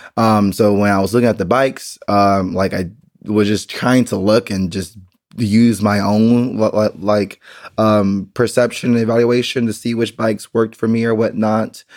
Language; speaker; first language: English; native; English